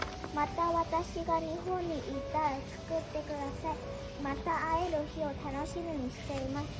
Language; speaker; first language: Japanese; early bilingual, heritage; Japanese